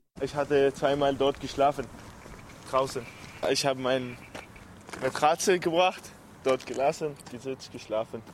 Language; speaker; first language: German; non-native, learner; Arabic